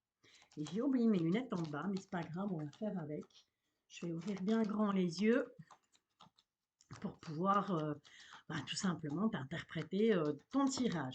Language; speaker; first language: French; native; French